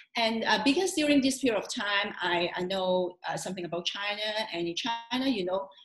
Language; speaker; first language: English; non-native, local second language; Cantonese